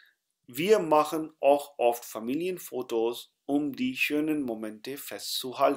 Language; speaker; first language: German; non-native, fluent; Urdu